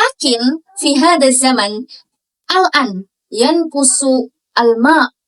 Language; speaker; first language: Arabic; non-native, learner; Indonesian